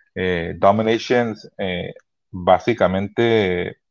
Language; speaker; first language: Spanish; early bilingual, heritage; Spanish